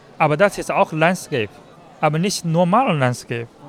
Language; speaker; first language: German; non-native, learner; Chinese